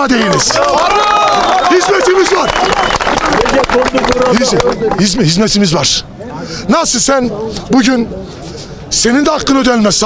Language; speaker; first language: Turkish; native; Turkish